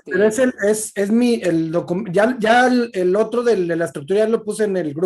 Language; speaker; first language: Spanish; native; Spanish